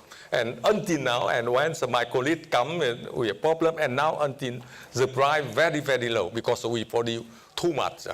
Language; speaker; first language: English; non-native, fluent; Vietnamese